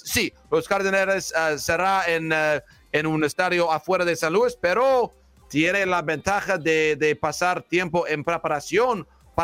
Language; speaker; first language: Spanish; non-native, learner; English